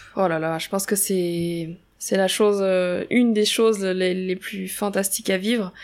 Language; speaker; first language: French; native; French